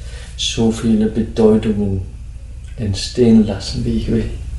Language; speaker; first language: German; non-native, fluent; Dutch